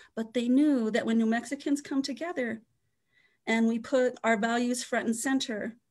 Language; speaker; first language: English; native; English